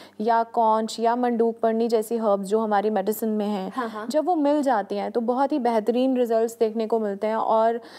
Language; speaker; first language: Hindi; native; Hindi